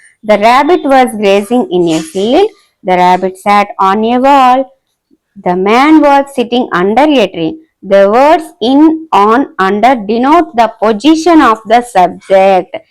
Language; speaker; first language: English; non-native, local second language; Telugu